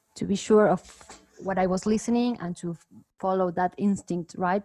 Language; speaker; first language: English; non-native, fluent; Spanish